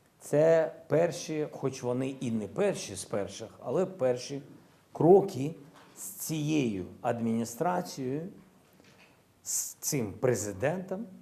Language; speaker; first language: Ukrainian; non-native, local second language; Russian